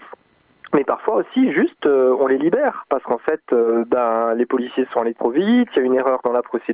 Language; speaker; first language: French; native; French